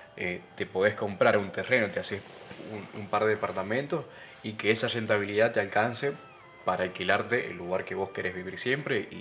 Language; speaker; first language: Spanish; native; Spanish